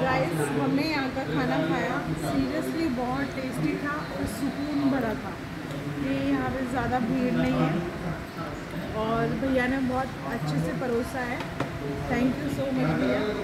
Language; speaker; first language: Hindi; native; Hindi